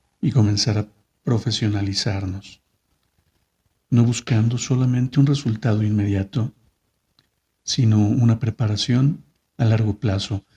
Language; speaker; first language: Spanish; native; Spanish